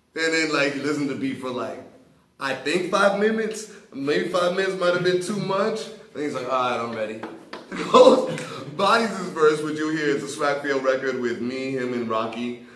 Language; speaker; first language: English; native; English